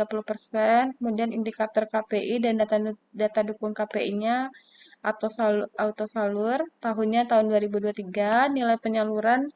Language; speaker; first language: Indonesian; native; Indonesian